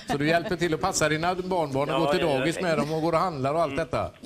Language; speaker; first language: Swedish; native; Swedish